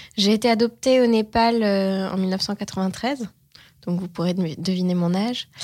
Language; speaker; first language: French; native; French